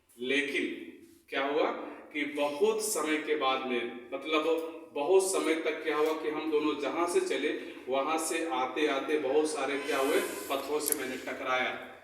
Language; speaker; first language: Hindi; native; Hindi